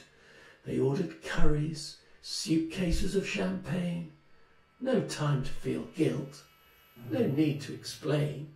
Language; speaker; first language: English; native; English